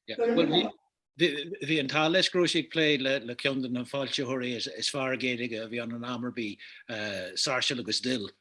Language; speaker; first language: Irish; native; Irish